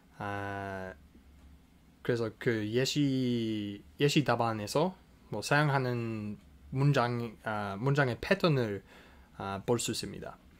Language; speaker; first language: Korean; non-native, fluent; English